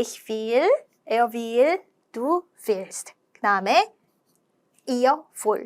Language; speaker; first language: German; non-native, fluent; Korean